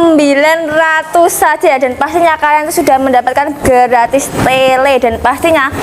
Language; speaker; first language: Indonesian; native; Indonesian